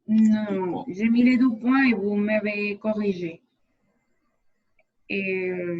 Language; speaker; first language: French; non-native, learner; Spanish